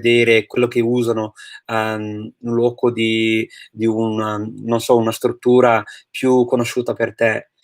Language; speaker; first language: Italian; non-native, fluent; English